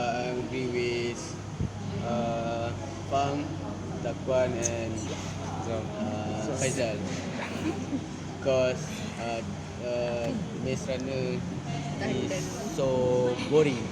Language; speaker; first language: English; non-native, learner; Malay